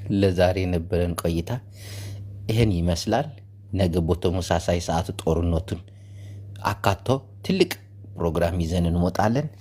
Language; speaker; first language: Amharic; native; Amharic